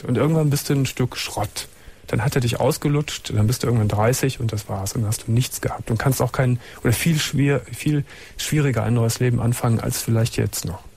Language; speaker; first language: German; native; German